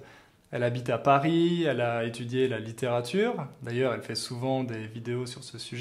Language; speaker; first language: French; native; French